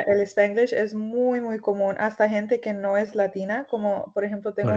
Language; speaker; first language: Spanish; early bilingual, heritage; Spanish